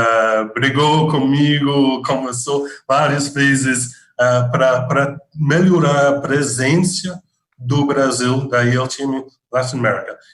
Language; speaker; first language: Portuguese; non-native, fluent; English